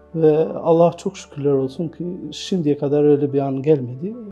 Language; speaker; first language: Turkish; non-native, fluent; Albanian